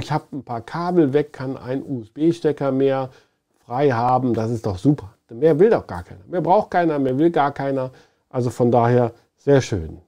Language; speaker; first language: German; native; German